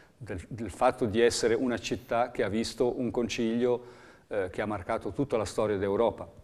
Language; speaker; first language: Italian; native; Italian